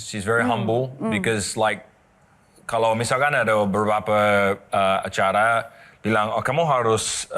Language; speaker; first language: Indonesian; non-native, learner; English